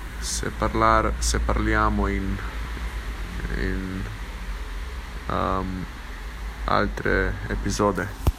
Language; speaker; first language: Italian; non-native, learner; English